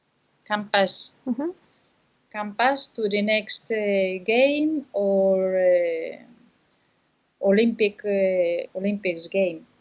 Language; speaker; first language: English; non-native, learner; Spanish